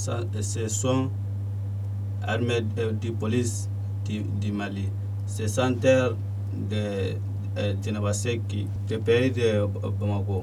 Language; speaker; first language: French; non-native, learner; Bambara